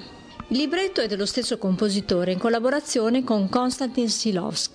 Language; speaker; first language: Italian; native; Italian